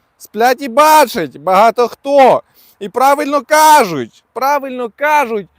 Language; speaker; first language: Ukrainian; non-native, local second language; Russian